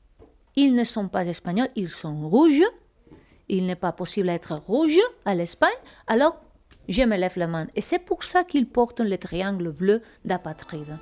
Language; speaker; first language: French; non-native, fluent; Spanish